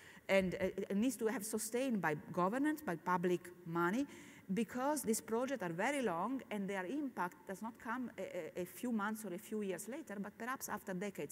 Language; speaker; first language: English; non-native, fluent; Italian